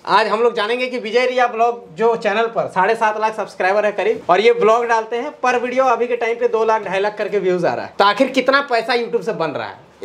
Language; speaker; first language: Hindi; native; Hindi